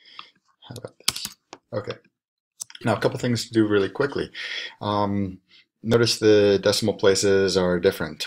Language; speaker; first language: English; native; English